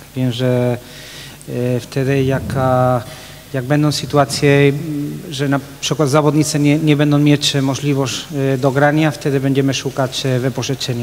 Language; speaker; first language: Polish; non-native, learner; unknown